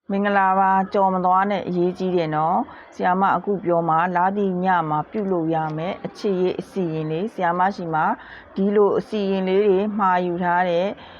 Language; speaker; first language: Burmese; native; Burmese